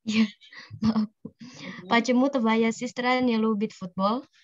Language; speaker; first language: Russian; non-native, learner; Indonesian